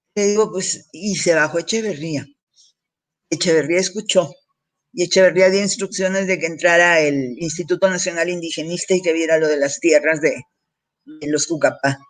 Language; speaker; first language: Spanish; early bilingual, heritage; Spanish